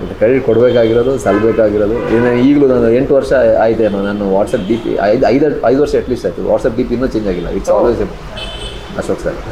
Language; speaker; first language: Kannada; non-native, local second language; Tulu